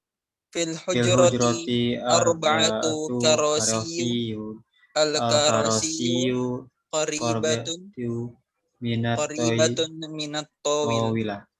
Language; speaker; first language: Arabic; non-native, learner; Indonesian